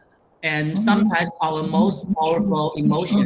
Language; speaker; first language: English; non-native, learner; Chinese